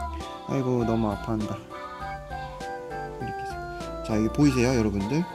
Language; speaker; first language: Korean; native; Korean